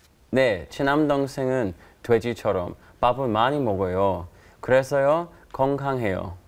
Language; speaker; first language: Korean; non-native, learner; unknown